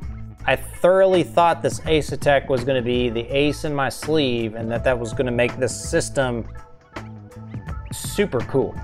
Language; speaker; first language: English; native; English